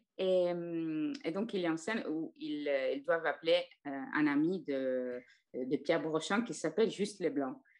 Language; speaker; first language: French; non-native, fluent; Italian